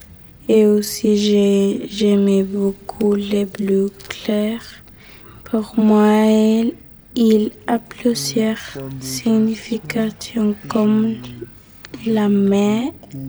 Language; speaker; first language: French; non-native, learner; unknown